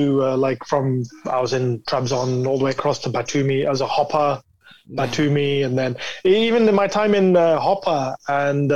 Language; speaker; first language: English; native; English